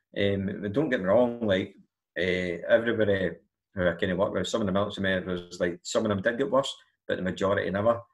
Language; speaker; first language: English; native; English